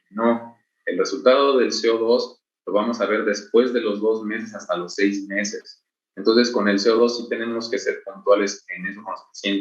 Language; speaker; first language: Spanish; native; Spanish